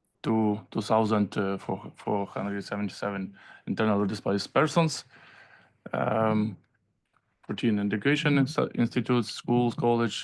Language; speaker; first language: English; non-native, learner; Ukrainian